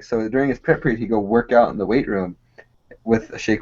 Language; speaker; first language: English; native; English